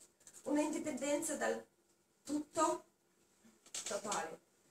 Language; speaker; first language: Italian; non-native, learner; Russian